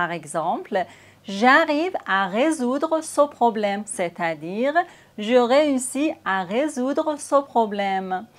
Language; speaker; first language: French; native; French